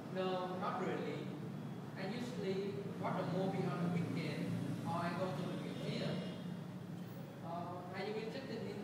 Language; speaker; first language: English; non-native, learner; Vietnamese